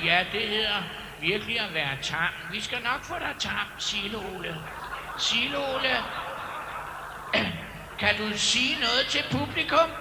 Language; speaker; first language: Danish; native; Danish